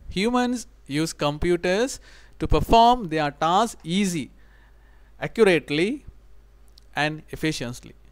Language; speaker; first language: English; non-native, local second language; Sinhala